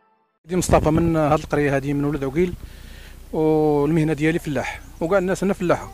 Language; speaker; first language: Arabic; native; Arabic